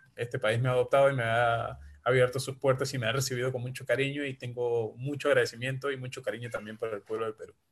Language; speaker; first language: Spanish; native; Spanish